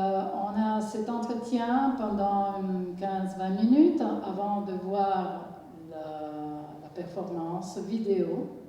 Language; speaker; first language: French; non-native, fluent; Italian